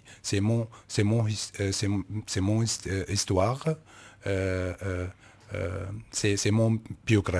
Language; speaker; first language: French; non-native, learner; Kurdish